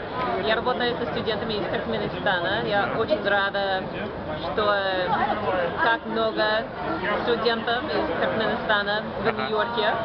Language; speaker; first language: Russian; non-native, fluent; English